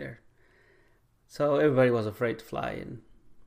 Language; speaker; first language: English; non-native, fluent; Spanish